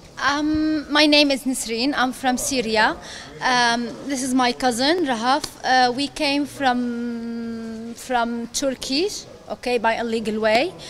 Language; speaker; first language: English; non-native, learner; Arabic